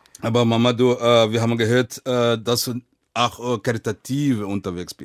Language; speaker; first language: German; non-native, fluent; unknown